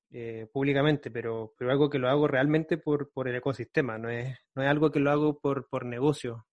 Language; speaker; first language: Spanish; native; Spanish